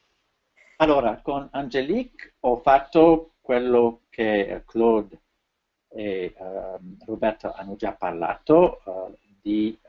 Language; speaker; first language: Italian; non-native, fluent; French